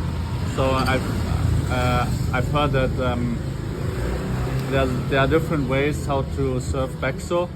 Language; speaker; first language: English; non-native, fluent; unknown